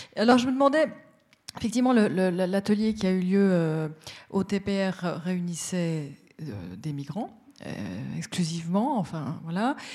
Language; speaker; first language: French; native; French